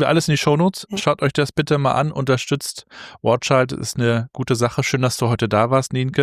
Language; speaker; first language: German; native; German